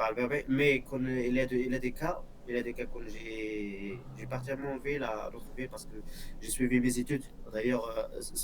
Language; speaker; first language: French; non-native, local second language; Berber languages